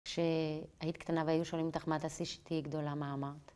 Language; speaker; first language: Hebrew; native; Hebrew